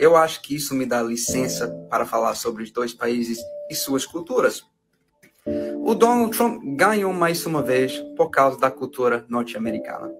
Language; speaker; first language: Portuguese; non-native, fluent; English